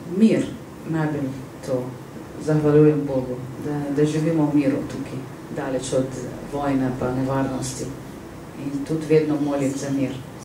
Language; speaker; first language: Slovenian; non-native, fluent; Arabic